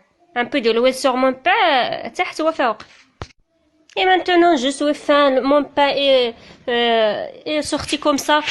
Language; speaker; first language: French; non-native, learner; Tachelhit